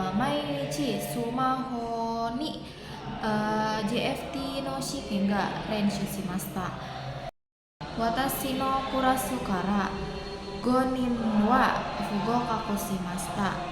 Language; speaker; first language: Japanese; non-native, learner; Indonesian